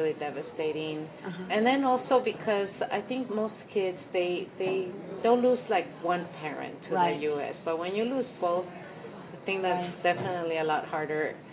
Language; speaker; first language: English; early bilingual, other home language; Spanish